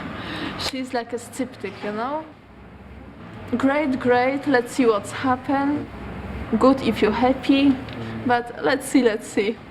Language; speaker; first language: English; non-native, learner; Polish